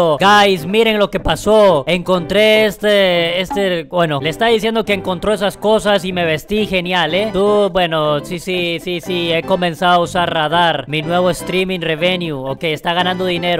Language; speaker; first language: Spanish; native; Spanish